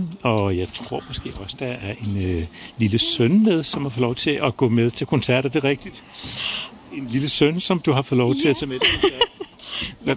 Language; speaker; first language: Danish; native; Danish